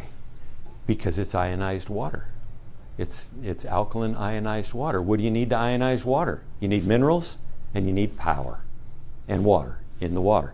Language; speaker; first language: English; native; English